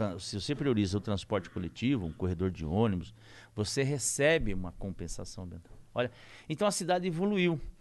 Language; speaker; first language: Portuguese; native; Portuguese